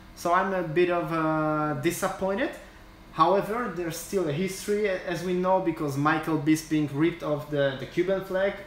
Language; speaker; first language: English; non-native, fluent; Polish